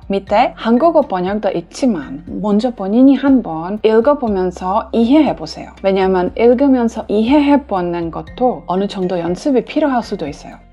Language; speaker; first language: Korean; non-native, fluent; English